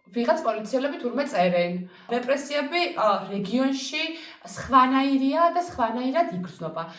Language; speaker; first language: Georgian; native; Georgian